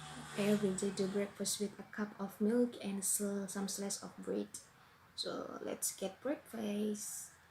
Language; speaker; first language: English; non-native, learner; Indonesian